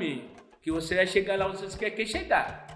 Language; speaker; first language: Portuguese; non-native, learner; Yoruba